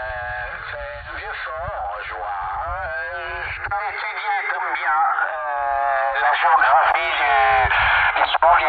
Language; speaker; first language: French; early bilingual, heritage; Italian